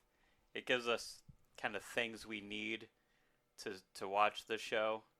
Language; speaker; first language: English; native; English